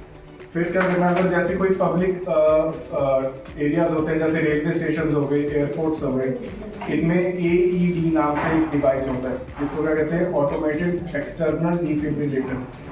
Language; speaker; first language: Hindi; native; Hindi